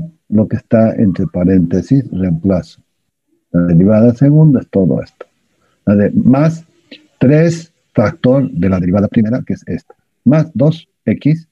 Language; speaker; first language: Spanish; native; Spanish